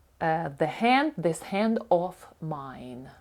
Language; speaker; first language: English; non-native, fluent; Ukrainian